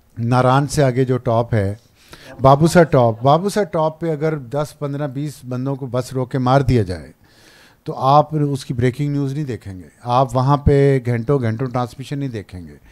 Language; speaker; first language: Urdu; non-native, local second language; Punjabi